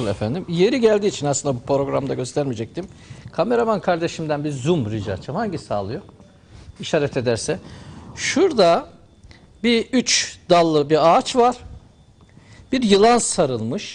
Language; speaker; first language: Turkish; native; Turkish